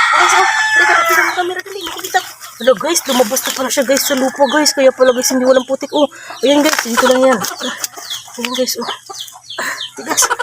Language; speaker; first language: Filipino; non-native, local second language; Waray